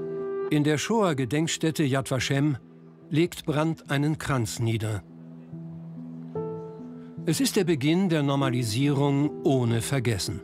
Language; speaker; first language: German; native; German